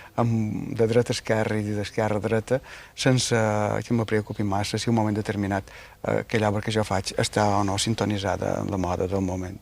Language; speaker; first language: Catalan; native; Catalan